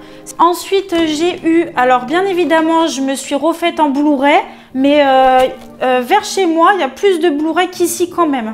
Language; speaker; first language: French; native; French